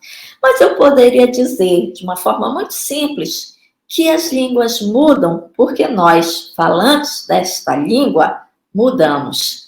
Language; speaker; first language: Portuguese; native; Portuguese